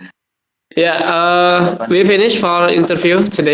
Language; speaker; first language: English; non-native, learner; Indonesian